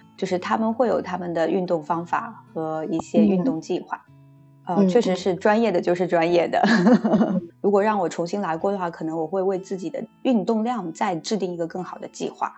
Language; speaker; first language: Chinese; native; Chinese